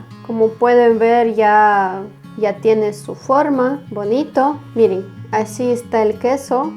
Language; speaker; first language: Spanish; non-native, fluent; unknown